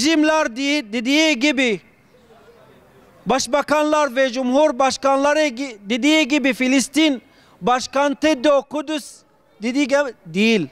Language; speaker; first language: Turkish; non-native, fluent; Arabic